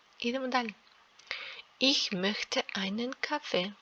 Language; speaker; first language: German; non-native, fluent; Serbian